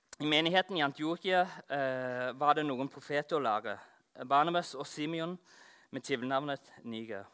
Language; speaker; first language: Norwegian; non-native, fluent; English